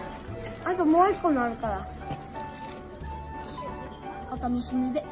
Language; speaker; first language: Japanese; native; Japanese